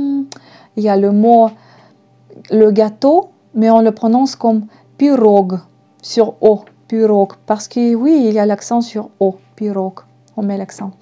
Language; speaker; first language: French; non-native, fluent; Russian